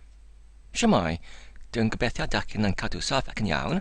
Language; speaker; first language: Welsh; non-native, learner; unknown